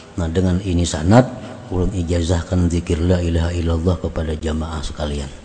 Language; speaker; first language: Indonesian; non-native, local second language; Banjar